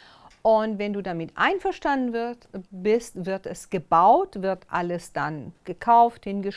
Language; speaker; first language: German; non-native, fluent; Persian